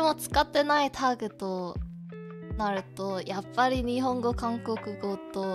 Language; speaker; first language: Japanese; non-native, learner; Korean